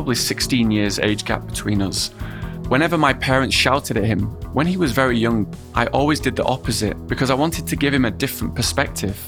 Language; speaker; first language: English; native; English